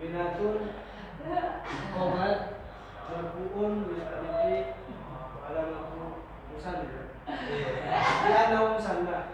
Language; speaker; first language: Arabic; non-native, learner; Indonesian